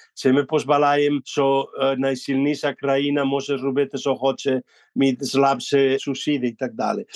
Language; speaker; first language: Ukrainian; non-native, learner; Spanish